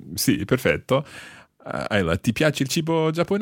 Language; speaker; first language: Italian; non-native, fluent; English